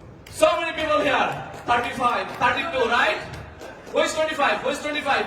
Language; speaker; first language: English; non-native, local second language; Bangla